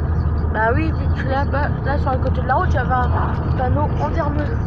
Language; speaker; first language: French; native; French